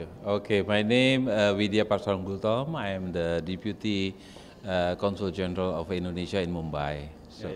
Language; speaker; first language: English; non-native, fluent; Indonesian